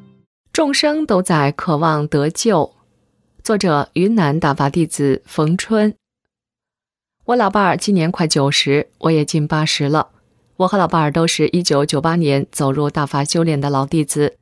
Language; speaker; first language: Chinese; native; Chinese